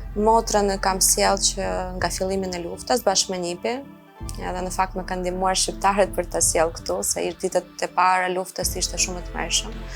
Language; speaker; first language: Albanian; non-native, fluent; Ukrainian